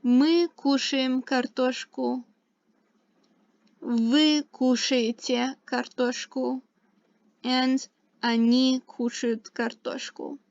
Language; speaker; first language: Russian; non-native, fluent; English